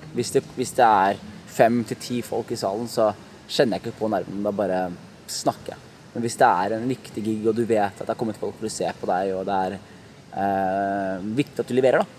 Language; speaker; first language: Norwegian; early bilingual, other home language; Somali